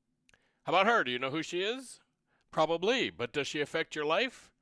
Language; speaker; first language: English; native; English